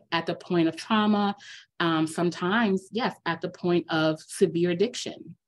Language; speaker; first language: English; native; English